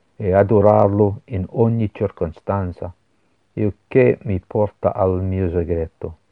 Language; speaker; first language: Italian; non-native, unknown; English